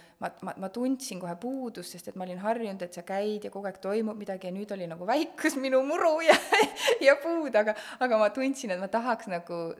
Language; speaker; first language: Estonian; native; Estonian